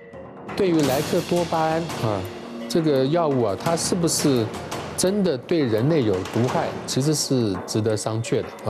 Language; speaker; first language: Chinese; native; Chinese